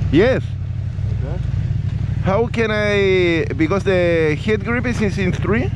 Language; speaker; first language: English; non-native, learner; Spanish